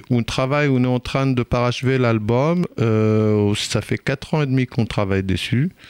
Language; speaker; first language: French; non-native, fluent; Hebrew